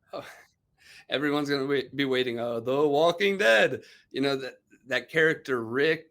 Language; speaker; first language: English; native; English